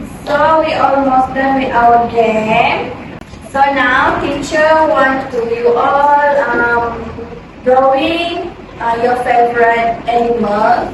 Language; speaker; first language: English; non-native, local second language; Malay